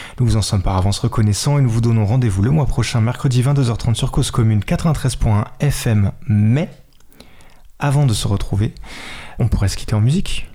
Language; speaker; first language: French; native; French